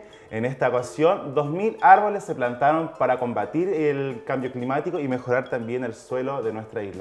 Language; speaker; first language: Spanish; native; Spanish